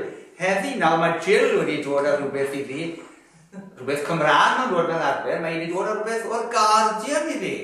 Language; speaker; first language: Welsh; native; Welsh